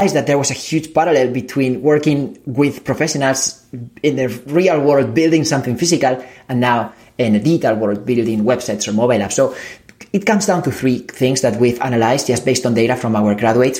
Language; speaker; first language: English; non-native, fluent; Spanish